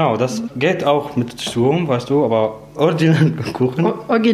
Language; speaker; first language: German; non-native, learner; Arabic